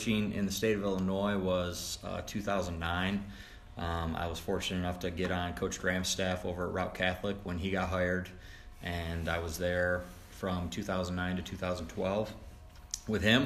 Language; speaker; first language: English; native; English